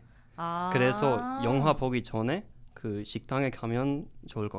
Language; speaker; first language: Korean; non-native, learner; English